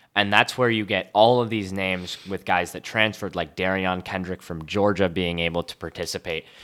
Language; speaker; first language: English; native; English